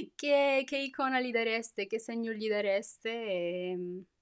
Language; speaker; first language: Italian; native; Italian